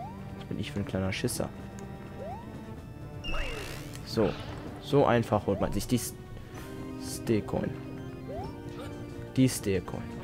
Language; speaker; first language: German; native; German